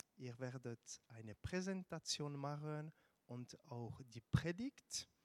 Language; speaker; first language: German; native; German